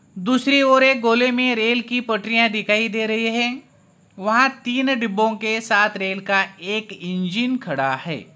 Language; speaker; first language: Hindi; non-native, local second language; Marathi